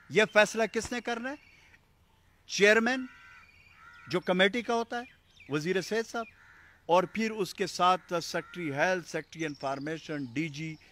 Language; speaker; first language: Urdu; non-native, local second language; Pashto